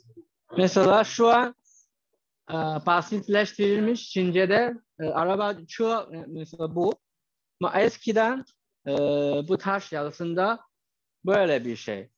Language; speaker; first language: Turkish; non-native, fluent; Chinese